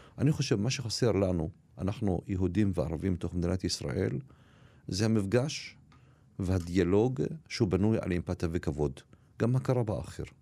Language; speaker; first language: Hebrew; non-native, local second language; Arabic